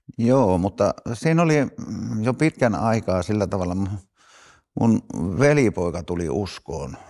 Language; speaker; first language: Finnish; native; Finnish